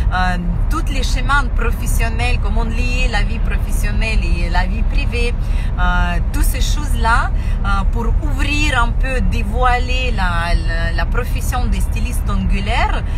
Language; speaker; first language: French; non-native, fluent; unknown